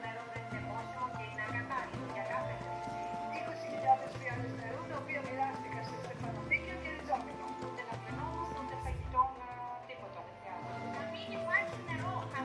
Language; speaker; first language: Greek; native; Greek